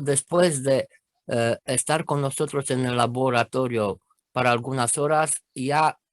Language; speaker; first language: Spanish; non-native, fluent; Romanian